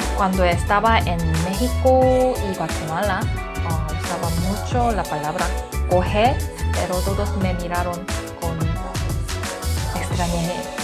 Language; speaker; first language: Spanish; non-native, learner; Korean